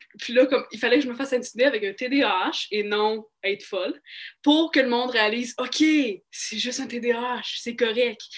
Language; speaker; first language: French; native; French